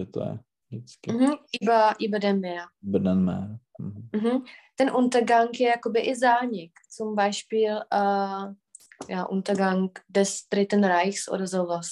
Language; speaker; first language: German; non-native, fluent; Czech